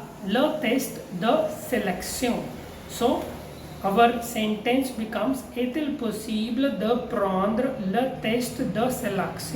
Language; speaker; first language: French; non-native, fluent; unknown